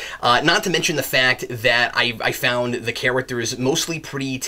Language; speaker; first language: English; native; English